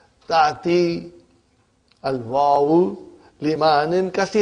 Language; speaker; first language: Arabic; non-native, fluent; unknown